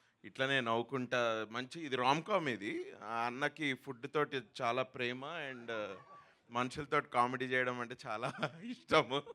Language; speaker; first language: Telugu; native; Telugu